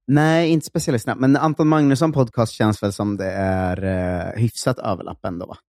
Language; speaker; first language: Swedish; native; Swedish